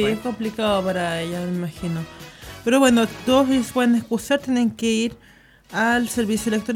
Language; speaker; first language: Spanish; native; Spanish